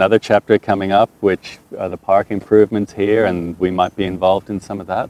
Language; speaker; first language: English; non-native, fluent; French